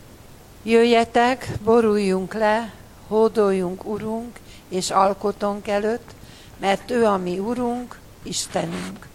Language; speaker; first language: Hungarian; native; Hungarian